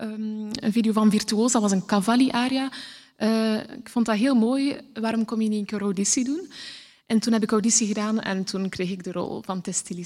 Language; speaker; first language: Dutch; native; Dutch